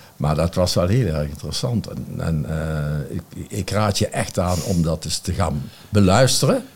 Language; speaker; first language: Dutch; native; Dutch